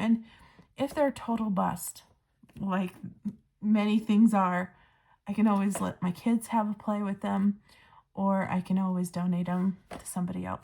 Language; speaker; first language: English; native; English